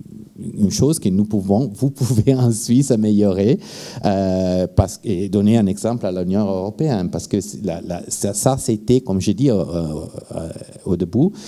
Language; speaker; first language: French; non-native, fluent; Italian